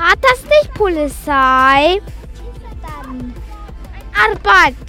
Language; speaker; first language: German; non-native, local second language; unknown